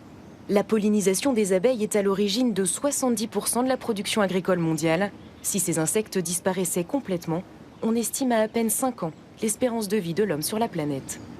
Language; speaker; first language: French; native; French